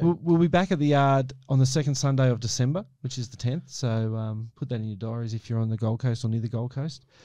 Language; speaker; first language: English; native; English